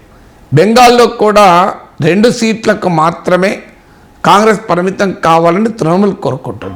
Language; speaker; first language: Telugu; native; Telugu